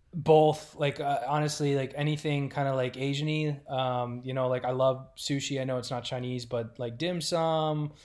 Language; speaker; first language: English; native; English